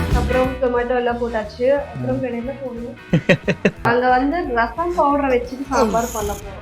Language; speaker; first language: Tamil; non-native, local second language; Telugu